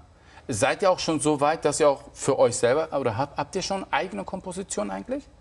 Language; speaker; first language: German; native; German